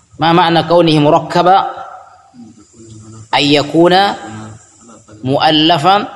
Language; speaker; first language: Arabic; non-native, fluent; Indonesian